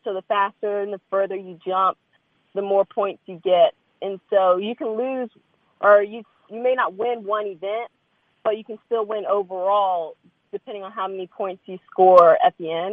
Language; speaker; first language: English; native; English